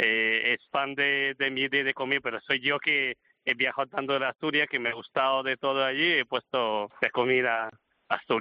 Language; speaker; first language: Spanish; non-native, learner; Chinese